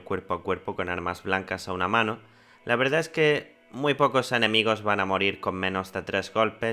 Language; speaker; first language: Spanish; native; Spanish